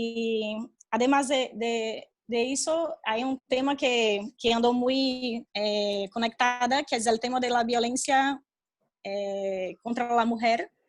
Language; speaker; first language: Spanish; non-native, fluent; Portuguese